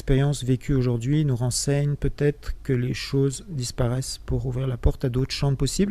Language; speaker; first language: French; native; French